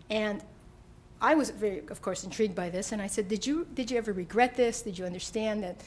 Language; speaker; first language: English; native; English